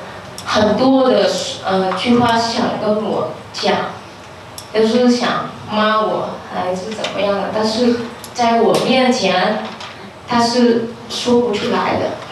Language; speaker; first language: Chinese; non-native, fluent; Vietnamese